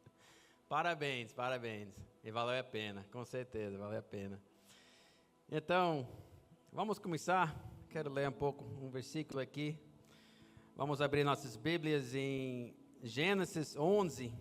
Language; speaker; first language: Portuguese; non-native, fluent; English